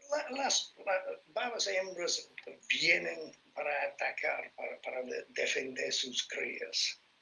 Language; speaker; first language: Spanish; non-native, fluent; English